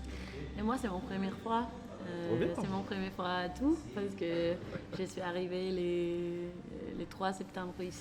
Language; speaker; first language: French; non-native, learner; Spanish